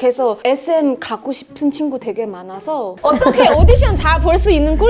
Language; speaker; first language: Korean; non-native, fluent; Chinese